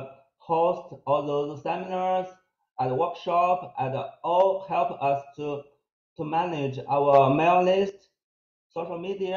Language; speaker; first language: English; non-native, fluent; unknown